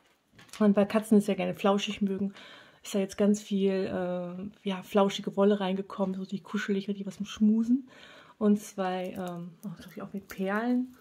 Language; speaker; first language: German; native; German